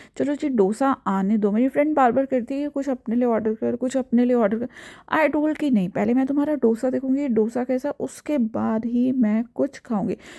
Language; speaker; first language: Hindi; native; Hindi